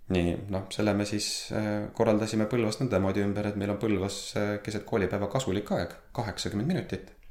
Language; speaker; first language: Estonian; native; Estonian